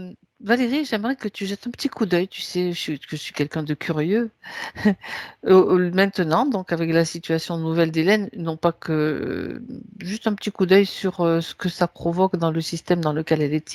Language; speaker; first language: French; native; French